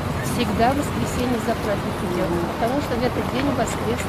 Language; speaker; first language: Russian; native; Russian